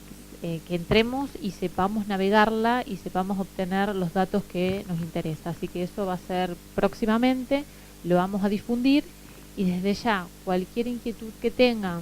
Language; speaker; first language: Spanish; native; Spanish